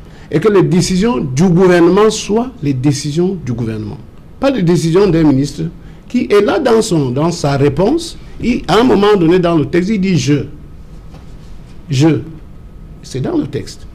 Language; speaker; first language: French; non-native, local second language; English